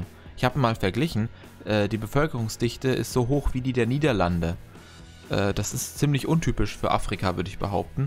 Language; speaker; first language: German; native; German